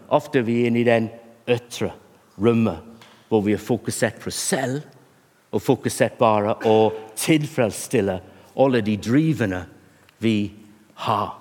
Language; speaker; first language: Norwegian; non-native, fluent; English